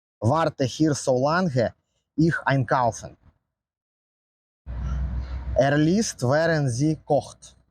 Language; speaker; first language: German; non-native, learner; Ukrainian